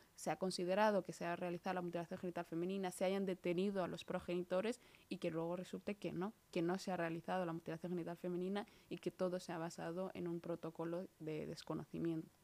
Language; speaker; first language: Spanish; early bilingual, other home language; Somali